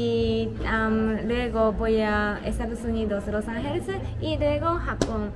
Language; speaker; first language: Spanish; non-native, learner; Japanese